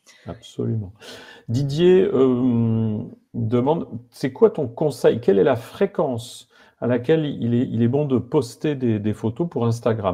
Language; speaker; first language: French; native; French